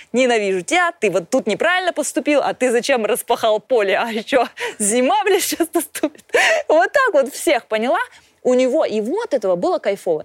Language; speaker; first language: Russian; native; Russian